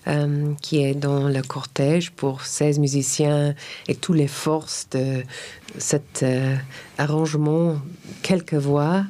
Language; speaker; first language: French; non-native, fluent; English